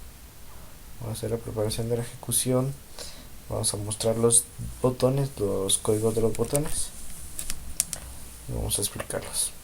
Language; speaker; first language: Spanish; native; Spanish